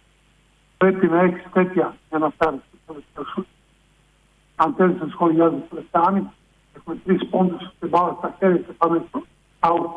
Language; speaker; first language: Greek; non-native, fluent; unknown